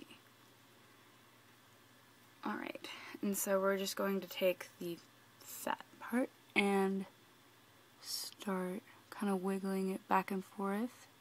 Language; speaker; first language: English; native; English